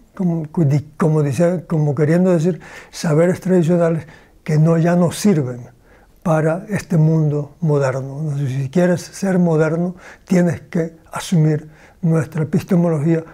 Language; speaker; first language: Spanish; native; Spanish